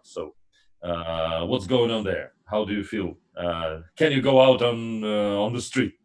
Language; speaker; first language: English; non-native, fluent; Russian